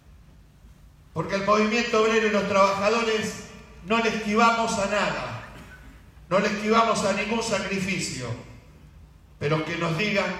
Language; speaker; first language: Spanish; native; Spanish